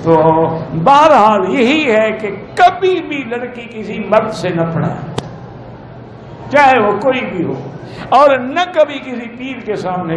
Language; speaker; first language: Urdu; native; Urdu